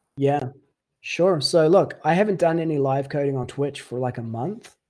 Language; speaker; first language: English; native; English